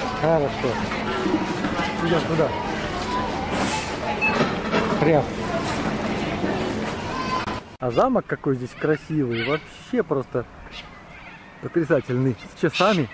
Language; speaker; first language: Russian; native; Russian